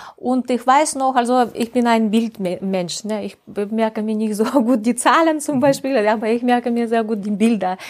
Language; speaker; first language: German; non-native, fluent; Russian